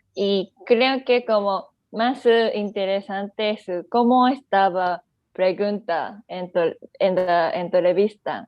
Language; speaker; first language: Spanish; non-native, learner; Japanese